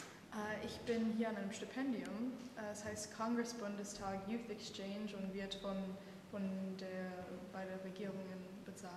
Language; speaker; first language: German; non-native, fluent; English